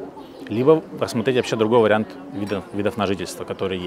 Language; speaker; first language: Russian; native; Russian